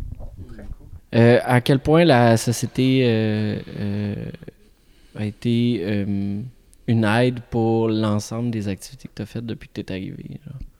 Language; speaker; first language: French; native; French